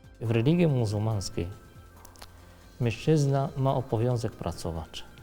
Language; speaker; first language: Polish; non-native, fluent; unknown